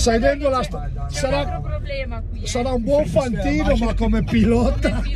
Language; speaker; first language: Italian; native; Italian